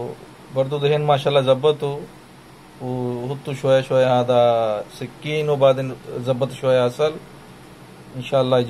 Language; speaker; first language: Arabic; non-native, learner; Urdu